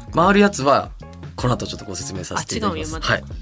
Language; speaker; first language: Japanese; native; Japanese